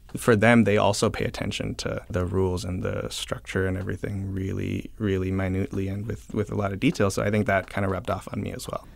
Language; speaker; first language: English; early bilingual, other home language; Chinese